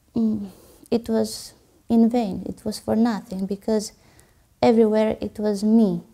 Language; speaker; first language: English; non-native, fluent; Romanian